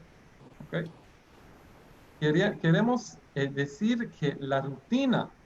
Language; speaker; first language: Spanish; non-native, fluent; Hebrew